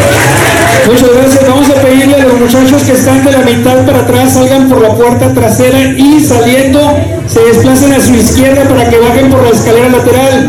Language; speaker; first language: Spanish; native; Spanish